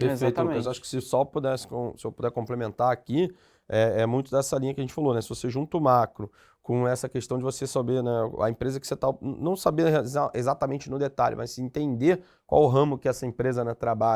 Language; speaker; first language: Portuguese; native; Portuguese